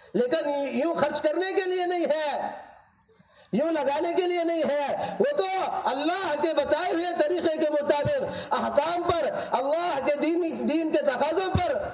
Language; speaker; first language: Urdu; native; Urdu